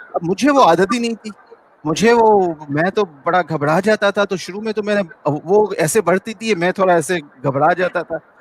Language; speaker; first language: Urdu; non-native, local second language; Sindhi